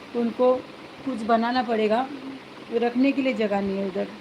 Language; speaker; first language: Hindi; non-native, local second language; Marathi